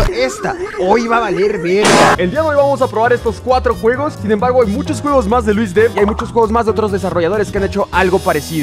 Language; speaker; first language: Spanish; native; Spanish